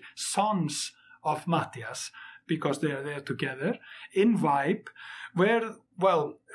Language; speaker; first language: English; non-native, fluent; Icelandic